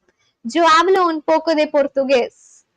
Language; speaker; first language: Spanish; non-native, learner; Bangla